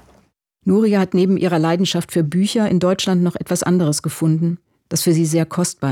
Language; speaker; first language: German; native; German